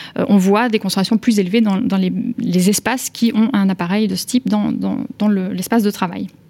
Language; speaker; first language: French; native; French